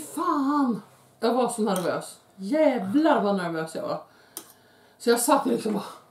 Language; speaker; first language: Swedish; native; Swedish